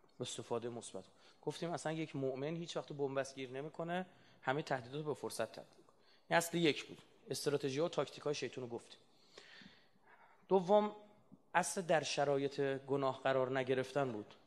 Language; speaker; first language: Persian; native; Persian